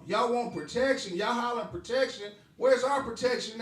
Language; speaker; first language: English; native; English